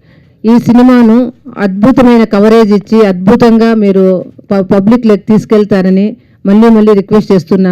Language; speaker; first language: Telugu; native; Telugu